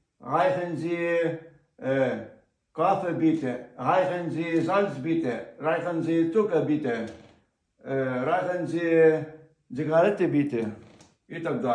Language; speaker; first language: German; non-native, learner; Ukrainian